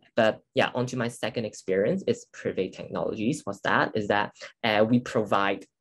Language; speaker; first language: English; non-native, local second language; Cantonese